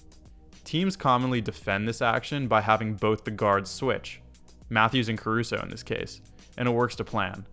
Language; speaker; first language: English; native; English